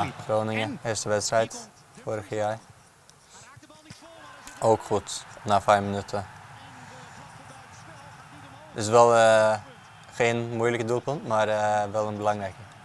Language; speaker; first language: Dutch; non-native, fluent; Norwegian